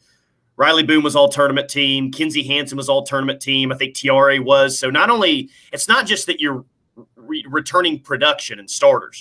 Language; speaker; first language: English; native; English